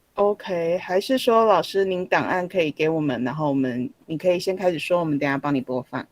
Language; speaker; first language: Chinese; native; Chinese